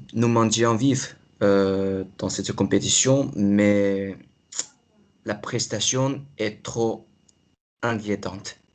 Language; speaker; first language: French; non-native, fluent; Chinese